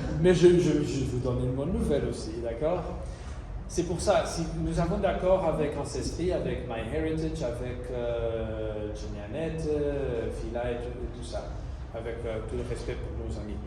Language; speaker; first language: French; non-native, fluent; Portuguese